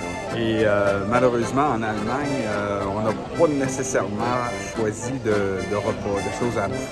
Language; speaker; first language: French; native; French